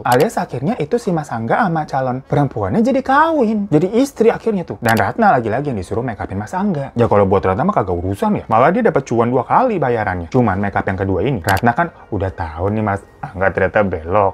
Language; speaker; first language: Indonesian; native; Indonesian